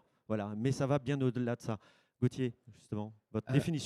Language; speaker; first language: French; native; French